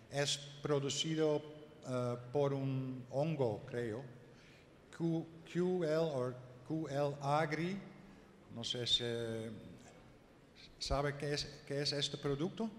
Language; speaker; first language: Spanish; non-native, learner; Dutch